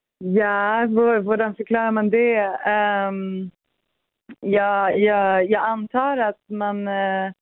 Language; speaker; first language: Swedish; early bilingual, other home language; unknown